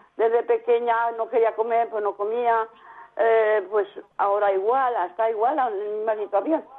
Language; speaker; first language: Spanish; native; Spanish